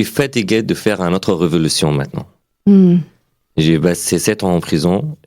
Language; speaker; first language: French; non-native, learner; Arabic